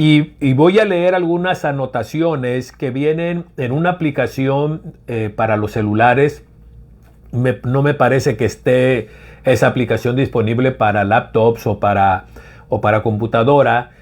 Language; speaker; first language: Spanish; native; Spanish